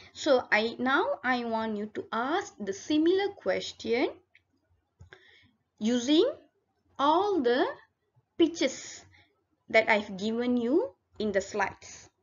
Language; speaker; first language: English; non-native, local second language; Tamil